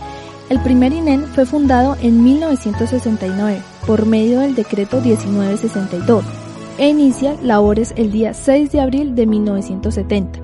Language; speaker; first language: Spanish; native; Spanish